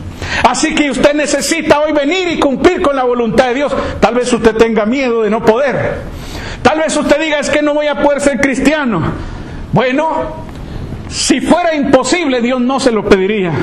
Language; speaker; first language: Spanish; native; Spanish